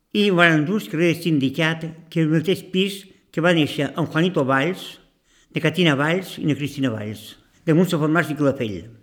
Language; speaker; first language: Catalan; native; Catalan